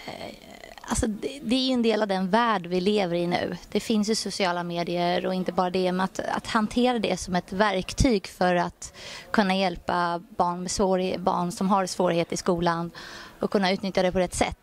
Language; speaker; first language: Swedish; native; Swedish